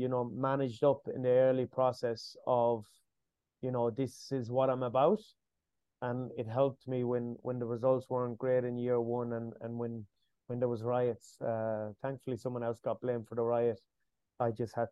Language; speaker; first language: English; native; English